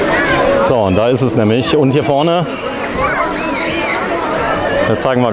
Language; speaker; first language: German; native; German